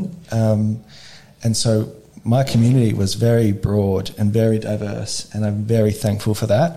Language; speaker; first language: English; native; English